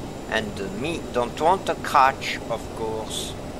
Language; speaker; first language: English; non-native, learner; French